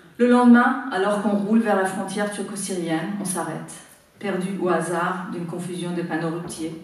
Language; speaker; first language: French; non-native, fluent; Persian